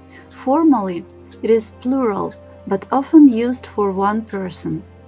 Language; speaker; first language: English; non-native, fluent; Ukrainian